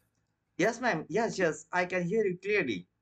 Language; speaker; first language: English; non-native, learner; Marathi